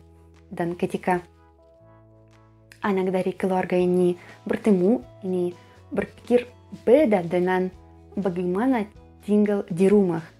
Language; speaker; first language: Indonesian; non-native, fluent; Russian